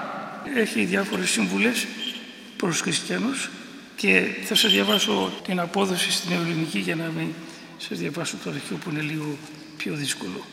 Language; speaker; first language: Greek; native; Greek